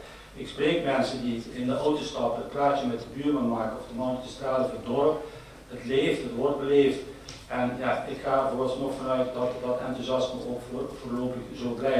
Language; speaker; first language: Dutch; native; Dutch